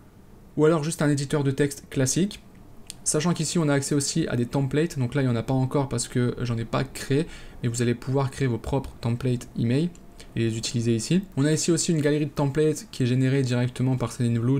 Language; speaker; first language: French; native; French